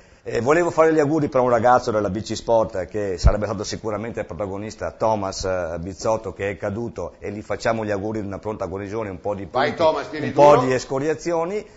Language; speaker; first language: Italian; native; Italian